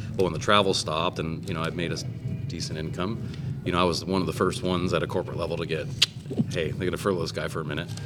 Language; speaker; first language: English; native; English